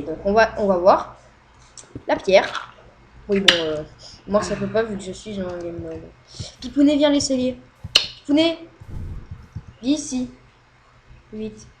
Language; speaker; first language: French; native; French